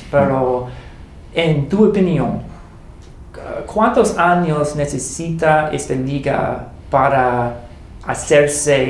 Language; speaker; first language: Spanish; non-native, learner; English